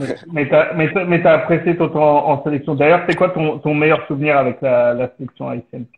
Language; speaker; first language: French; native; French